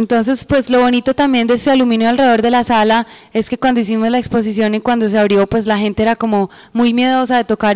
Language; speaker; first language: Spanish; native; Spanish